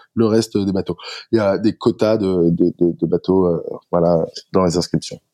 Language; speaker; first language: French; native; French